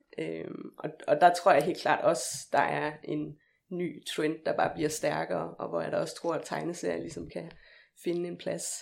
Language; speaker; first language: Danish; native; Danish